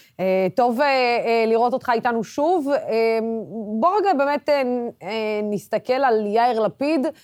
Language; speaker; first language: Hebrew; non-native, local second language; Arabic